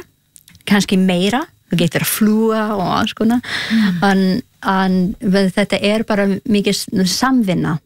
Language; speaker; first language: Icelandic; non-native, learner; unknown